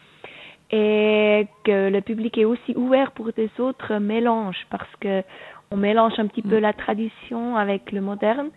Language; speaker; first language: French; non-native, local second language; Swiss German